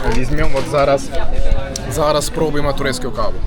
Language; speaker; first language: Ukrainian; non-native, local second language; Russian